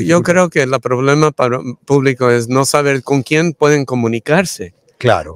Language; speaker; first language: Spanish; early bilingual, heritage; Spanish